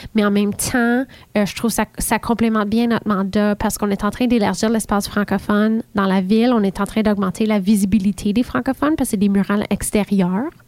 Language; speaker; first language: French; native; French